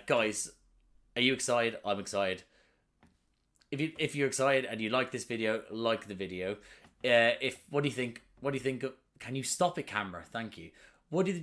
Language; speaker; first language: English; native; English